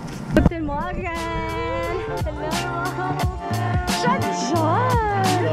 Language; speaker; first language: German; non-native, fluent; Filipino